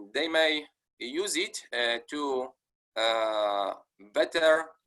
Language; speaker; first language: English; non-native, fluent; Polish